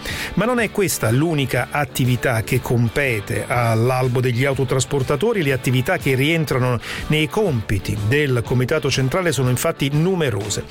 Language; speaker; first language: Italian; native; Italian